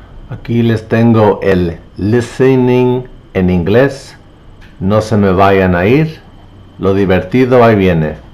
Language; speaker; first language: Spanish; native; Spanish